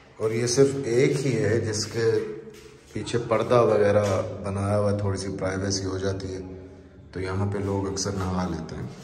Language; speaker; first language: Urdu; non-native, local second language; Punjabi